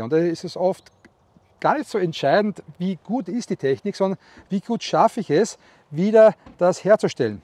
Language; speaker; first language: German; native; German